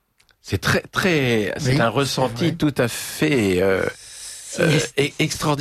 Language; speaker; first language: French; native; French